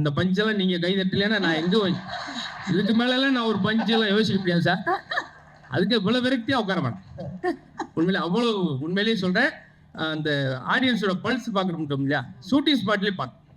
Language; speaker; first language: Tamil; native; Tamil